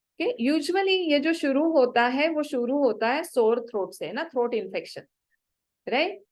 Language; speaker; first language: Hindi; non-native, local second language; Marathi